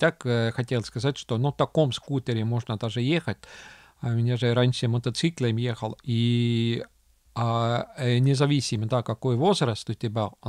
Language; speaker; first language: Russian; non-native, local second language; Estonian